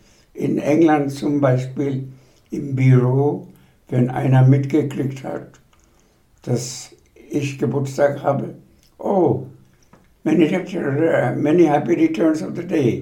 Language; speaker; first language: German; non-native, fluent; Bangla